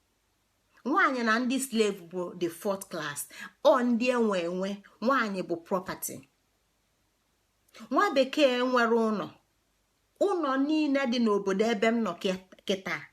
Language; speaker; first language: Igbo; native; Igbo